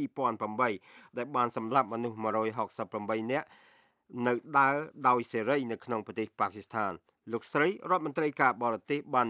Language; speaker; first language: Khmer; native; Khmer